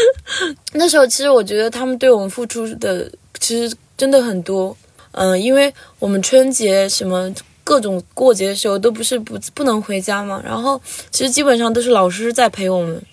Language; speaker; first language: Chinese; non-native, local second language; Tibetan